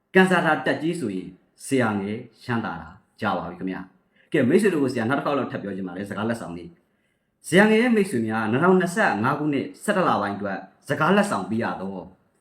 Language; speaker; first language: Burmese; native; Burmese